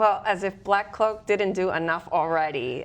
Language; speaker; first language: English; native; English